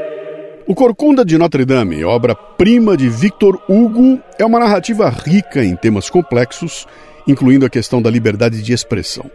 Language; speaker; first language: Portuguese; native; Portuguese